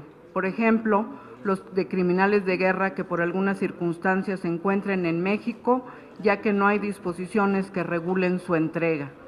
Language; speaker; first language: Spanish; native; Spanish